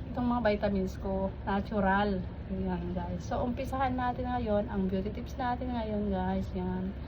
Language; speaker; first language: Filipino; non-native, local second language; Iloko